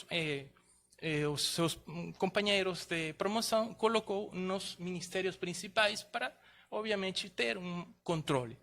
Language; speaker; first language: Portuguese; non-native, fluent; Spanish